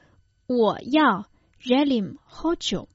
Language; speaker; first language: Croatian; non-native, fluent; Chinese